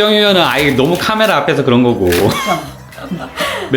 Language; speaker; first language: Korean; native; Korean